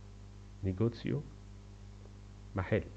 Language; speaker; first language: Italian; non-native, learner; Arabic